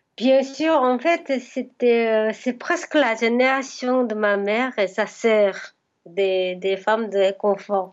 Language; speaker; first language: French; non-native, fluent; Korean